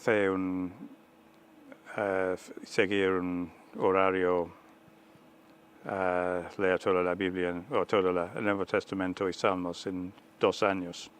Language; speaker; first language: Spanish; non-native, fluent; English